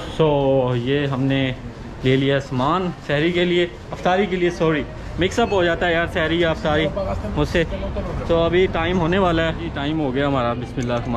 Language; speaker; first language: Urdu; non-native, local second language; Punjabi